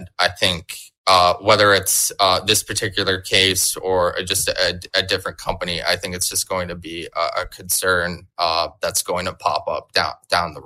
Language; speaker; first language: English; native; English